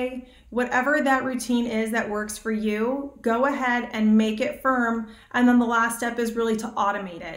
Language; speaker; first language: English; native; English